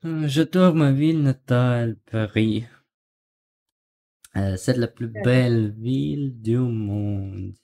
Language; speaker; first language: French; non-native, learner; Russian